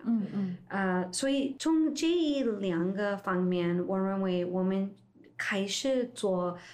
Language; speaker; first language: Chinese; non-native, fluent; English